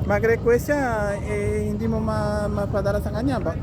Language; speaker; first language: Filipino; non-native, learner; Persian